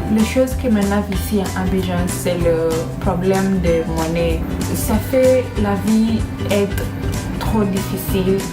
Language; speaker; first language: French; non-native, learner; Swahili